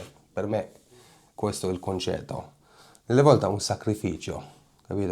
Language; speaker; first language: Italian; non-native, fluent; Hebrew